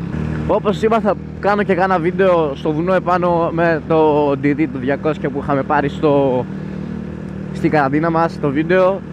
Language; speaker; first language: Greek; native; Greek